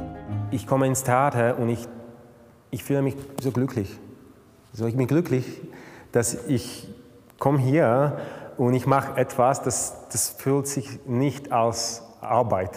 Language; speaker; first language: German; non-native, fluent; Slovak